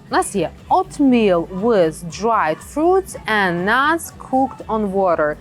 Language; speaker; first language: English; non-native, fluent; Ukrainian